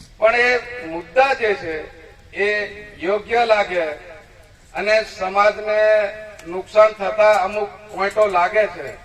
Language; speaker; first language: Gujarati; non-native, local second language; Rathawi